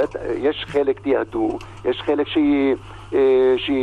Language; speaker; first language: Hebrew; non-native, local second language; Arabic